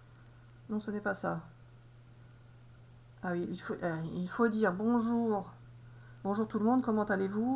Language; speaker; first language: French; native; French